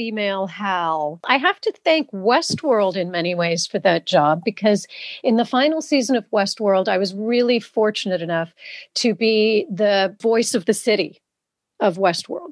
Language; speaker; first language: English; native; English